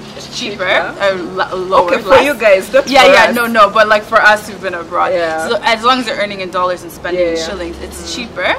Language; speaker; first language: English; native; English